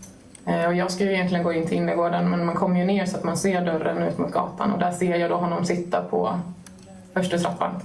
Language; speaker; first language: Swedish; native; Swedish